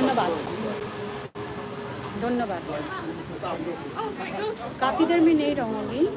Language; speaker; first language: Hindi; non-native, local second language; Bangla